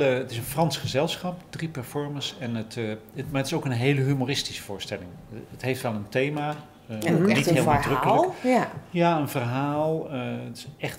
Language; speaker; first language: Dutch; native; Dutch